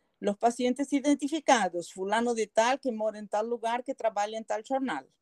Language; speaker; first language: Spanish; native; Spanish